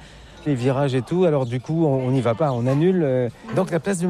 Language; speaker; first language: French; native; French